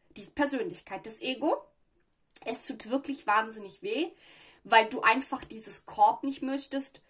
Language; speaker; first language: German; non-native, fluent; Italian